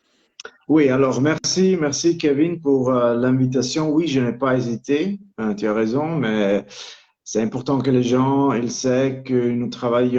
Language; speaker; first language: French; non-native, local second language; Italian